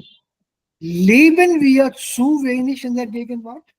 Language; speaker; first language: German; non-native, fluent; Hindi